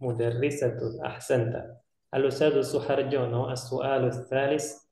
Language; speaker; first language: Arabic; non-native, fluent; Indonesian